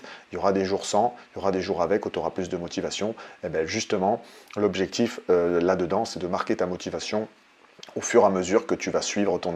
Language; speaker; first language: French; native; French